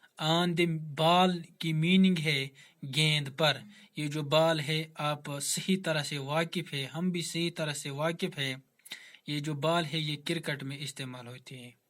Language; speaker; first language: Urdu; non-native, local second language; Kashmiri